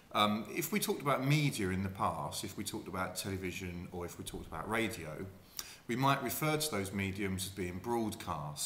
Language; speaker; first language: English; native; English